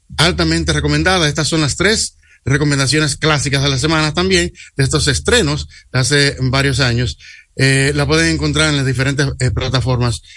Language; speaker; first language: Spanish; native; Spanish